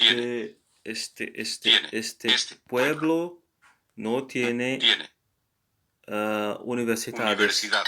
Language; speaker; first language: Spanish; non-native, learner; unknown